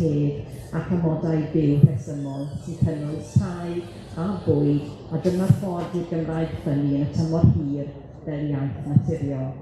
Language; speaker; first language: Welsh; native; Welsh